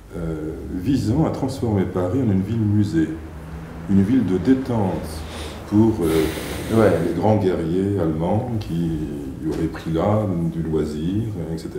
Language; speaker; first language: French; native; French